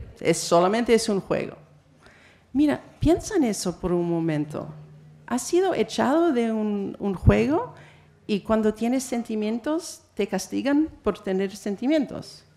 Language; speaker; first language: Spanish; non-native, fluent; English